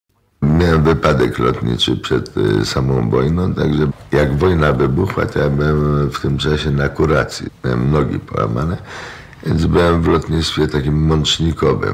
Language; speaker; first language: Polish; native; Polish